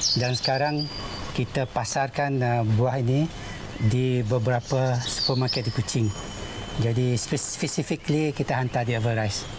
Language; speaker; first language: Malay; native; Malay